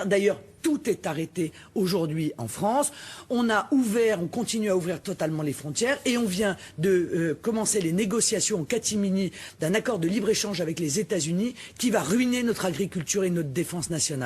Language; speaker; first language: French; native; French